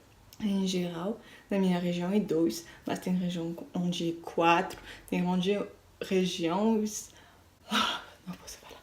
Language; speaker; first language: Portuguese; non-native, learner; French